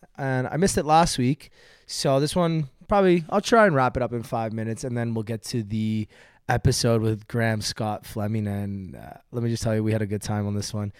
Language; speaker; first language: English; native; English